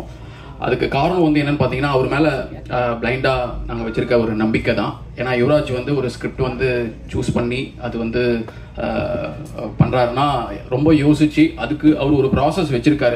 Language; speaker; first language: Tamil; native; Tamil